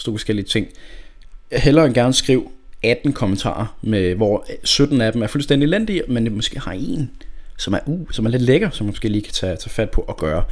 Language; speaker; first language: Danish; native; Danish